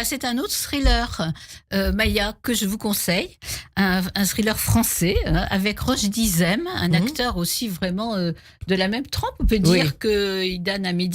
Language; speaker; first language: French; native; French